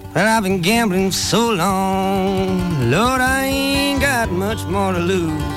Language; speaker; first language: French; native; French